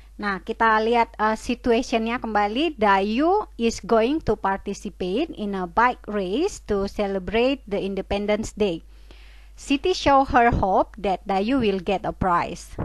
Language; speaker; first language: English; non-native, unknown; Indonesian